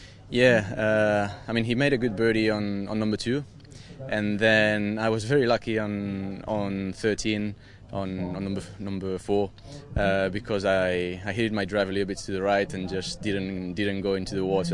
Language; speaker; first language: English; non-native, fluent; Spanish